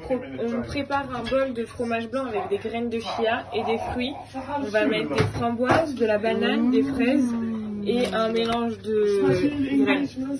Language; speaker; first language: French; early bilingual, other home language; Arabic